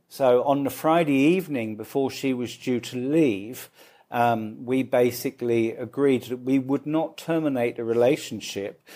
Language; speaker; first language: English; native; English